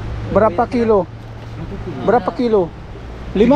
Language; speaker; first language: Indonesian; non-native, learner; Filipino